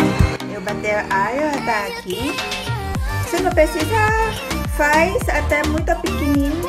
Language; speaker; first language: Portuguese; non-native, learner; Thai